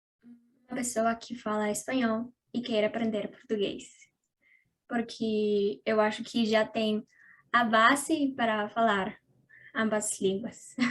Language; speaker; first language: Portuguese; non-native, learner; Spanish